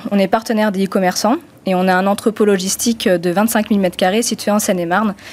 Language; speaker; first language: French; non-native, fluent; Romanian